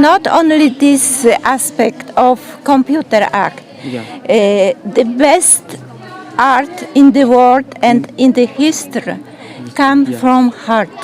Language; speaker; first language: English; non-native, learner; Polish